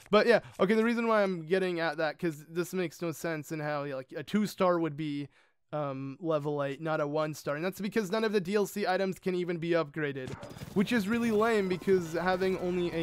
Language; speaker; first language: English; native; English